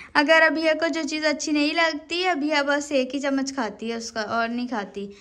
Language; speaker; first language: Urdu; native; Urdu